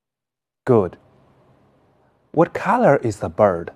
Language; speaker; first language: English; non-native, fluent; Chinese